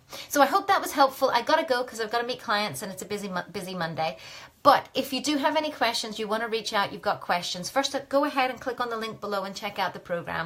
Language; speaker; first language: English; native; English